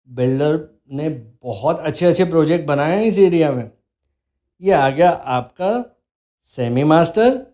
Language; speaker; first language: Hindi; non-native, local second language; Gujarati